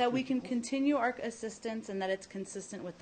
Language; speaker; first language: English; native; English